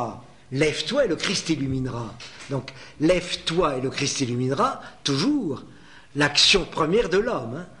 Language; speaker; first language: French; native; French